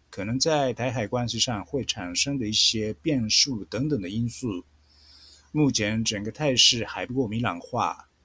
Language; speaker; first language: Chinese; non-native, fluent; Japanese